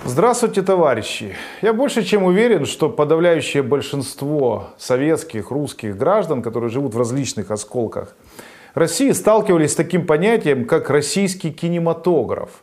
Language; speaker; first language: Russian; native; Russian